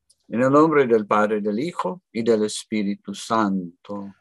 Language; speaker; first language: Spanish; non-native, fluent; English